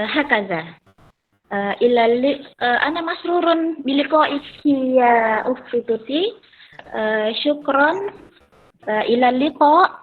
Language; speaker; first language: Arabic; non-native, learner; Indonesian